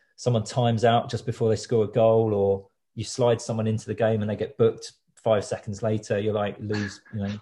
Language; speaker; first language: English; native; English